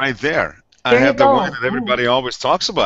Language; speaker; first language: English; non-native, fluent; Italian